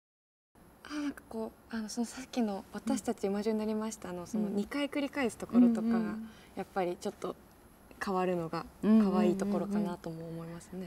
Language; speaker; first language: Japanese; native; Japanese